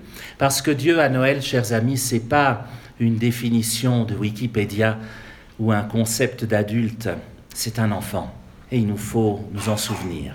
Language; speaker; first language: French; native; French